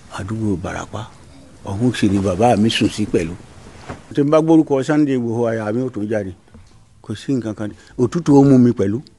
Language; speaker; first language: Yoruba; non-native, local second language; Fula